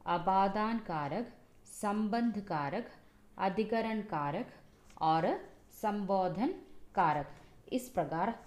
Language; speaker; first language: Hindi; non-native, local second language; Malayalam